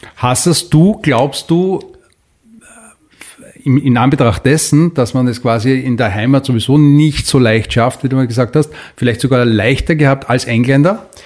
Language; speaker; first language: German; native; German